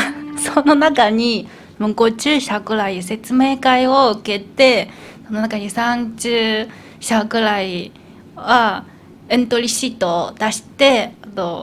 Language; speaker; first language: Japanese; non-native, fluent; Chinese